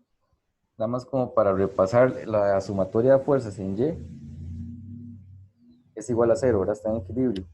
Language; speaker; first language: Spanish; native; Spanish